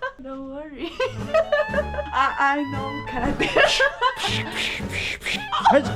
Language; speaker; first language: English; non-native, learner; Spanish